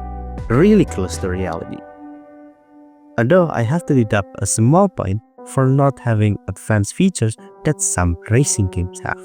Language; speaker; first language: English; non-native, fluent; Indonesian